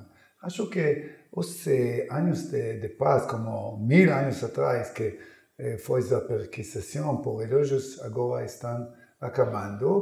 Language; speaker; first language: Portuguese; non-native, learner; Hebrew